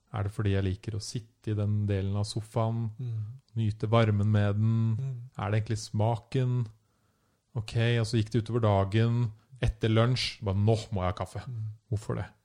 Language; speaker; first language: Norwegian; native; Norwegian